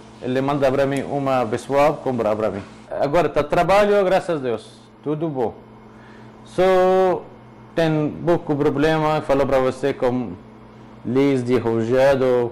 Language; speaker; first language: Portuguese; non-native, learner; Arabic